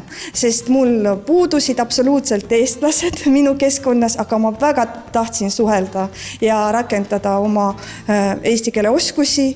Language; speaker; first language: Estonian; non-native, local second language; Russian